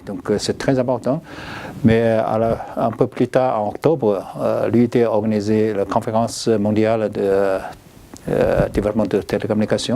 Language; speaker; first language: French; non-native, learner; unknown